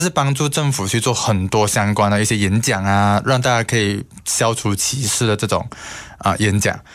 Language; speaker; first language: Chinese; native; Chinese